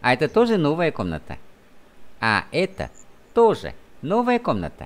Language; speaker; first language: Russian; non-native, fluent; Vietnamese